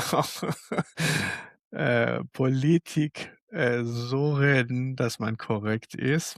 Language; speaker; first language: German; non-native, fluent; Arabic